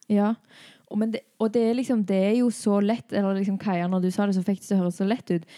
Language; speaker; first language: Norwegian; native; Norwegian